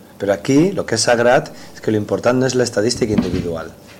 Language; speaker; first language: Catalan; non-native, local second language; Spanish